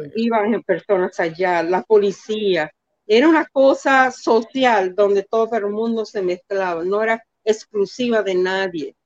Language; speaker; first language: Spanish; early bilingual, heritage; Spanish